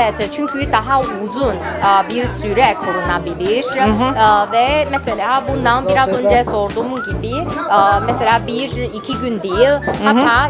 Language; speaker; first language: Turkish; non-native, learner; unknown